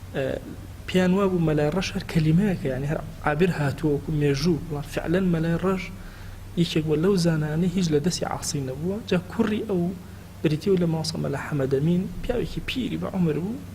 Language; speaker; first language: Central Kurdish; non-native, local second language; Gurani